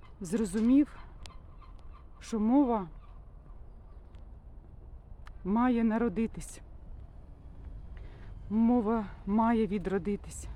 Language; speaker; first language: Ukrainian; non-native, local second language; Russian